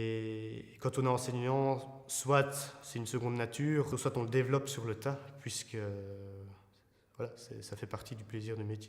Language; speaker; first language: French; native; French